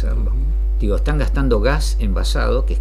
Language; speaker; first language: Spanish; native; Spanish